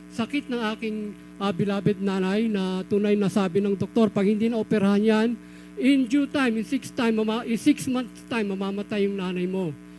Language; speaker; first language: Filipino; native; Filipino